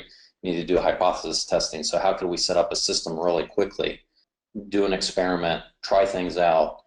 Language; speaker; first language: English; native; English